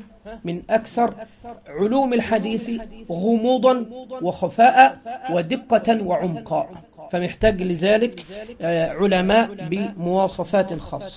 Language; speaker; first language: Arabic; native; Arabic